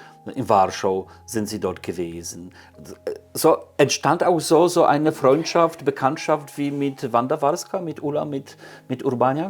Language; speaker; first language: German; non-native, fluent; Polish